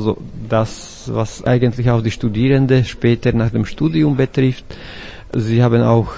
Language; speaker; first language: German; non-native, fluent; Slovak